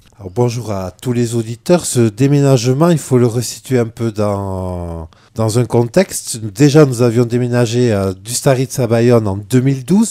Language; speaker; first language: French; native; French